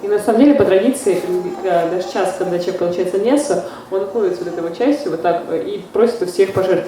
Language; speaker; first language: Russian; native; Russian